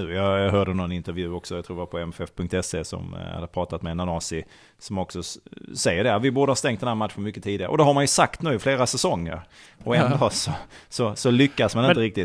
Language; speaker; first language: Swedish; native; Swedish